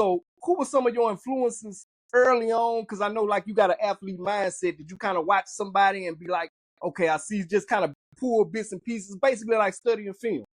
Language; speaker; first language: English; native; English